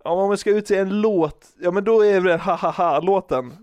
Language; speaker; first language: Swedish; native; Swedish